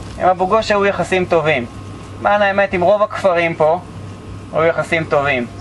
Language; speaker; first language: Hebrew; native; Hebrew